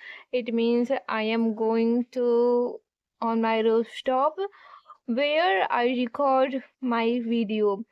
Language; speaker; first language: English; non-native, learner; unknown